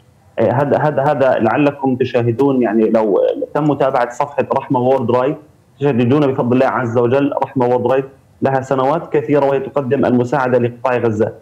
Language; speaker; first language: Arabic; native; Arabic